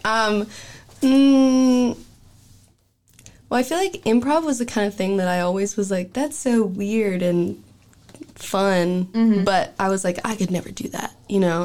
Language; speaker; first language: English; early bilingual, other home language; French